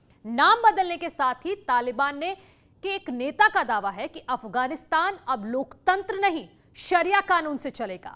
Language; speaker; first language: Hindi; native; Hindi